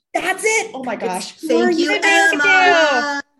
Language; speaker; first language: English; native; English